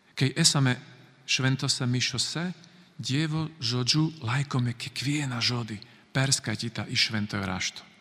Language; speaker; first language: Lithuanian; non-native, learner; Slovak